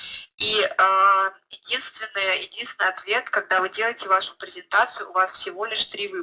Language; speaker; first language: Russian; native; Russian